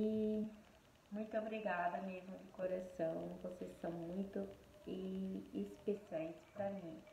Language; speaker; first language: Portuguese; non-native, fluent; Haitian Creole